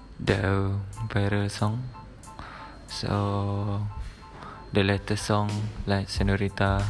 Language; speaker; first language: English; non-native, learner; Malay